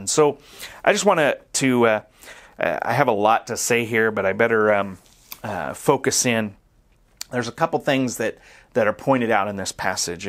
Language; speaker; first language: English; native; English